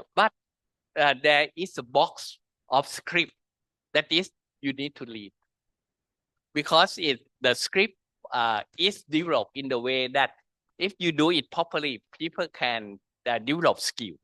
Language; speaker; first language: English; non-native, learner; Thai